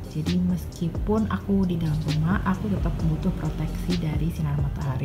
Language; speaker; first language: Indonesian; native; Indonesian